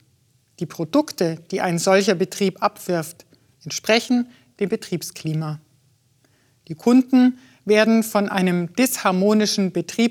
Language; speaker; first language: German; native; German